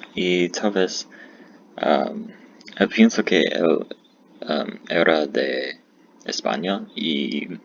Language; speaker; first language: Spanish; non-native, learner; English